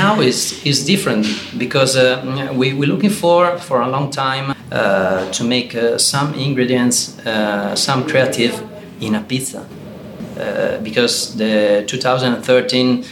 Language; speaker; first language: English; non-native, learner; Italian